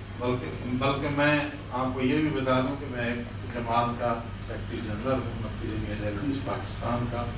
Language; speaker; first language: Urdu; non-native, local second language; Saraiki